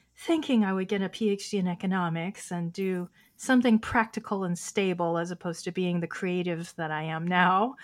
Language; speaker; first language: English; early bilingual, other home language; Chinese